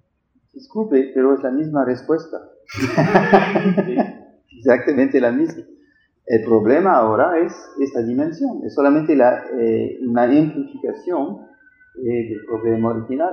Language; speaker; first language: Spanish; non-native, fluent; French